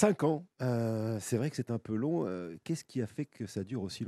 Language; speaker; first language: French; native; French